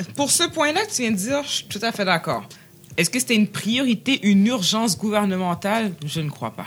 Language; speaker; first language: French; native; French